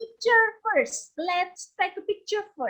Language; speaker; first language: English; non-native, learner; Indonesian